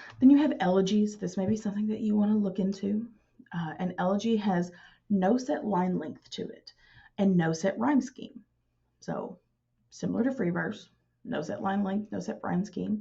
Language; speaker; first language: English; native; English